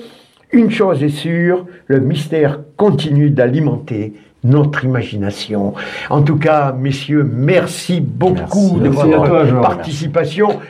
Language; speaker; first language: French; native; French